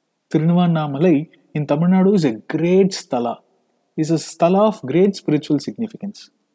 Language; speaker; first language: English; non-native, local second language; Tamil